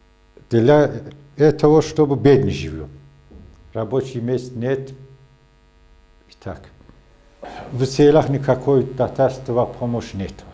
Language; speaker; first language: Russian; non-native, learner; Azerbaijani